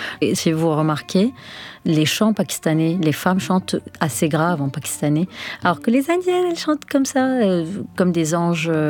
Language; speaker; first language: French; non-native, local second language; Arabic